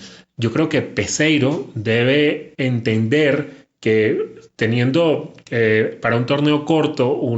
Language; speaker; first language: Spanish; native; Spanish